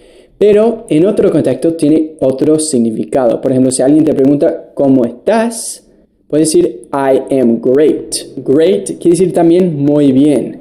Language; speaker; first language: Spanish; non-native, fluent; English